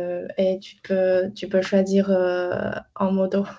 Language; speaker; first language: French; non-native, learner; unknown